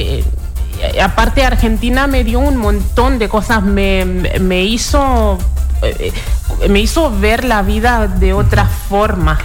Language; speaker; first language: Spanish; non-native, fluent; Haitian Creole